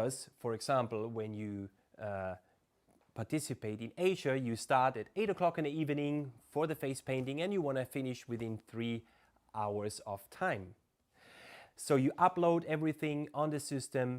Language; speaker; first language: English; non-native, fluent; German